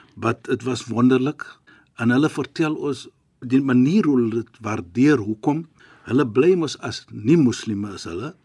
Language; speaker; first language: Afrikaans; non-native, fluent; Arabic